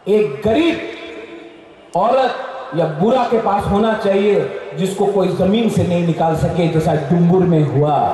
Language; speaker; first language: Hindi; non-native, local second language; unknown